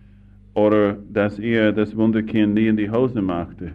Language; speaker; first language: German; non-native, fluent; English